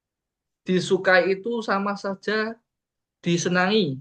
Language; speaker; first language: Indonesian; native; Indonesian